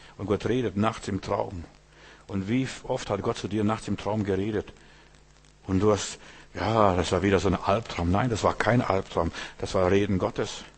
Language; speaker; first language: German; early bilingual, heritage; German